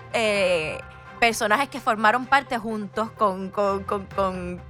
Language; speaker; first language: Spanish; native; Spanish